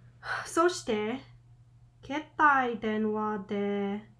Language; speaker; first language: Japanese; non-native, learner; English